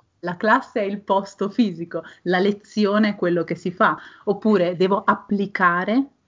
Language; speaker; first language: Italian; native; Italian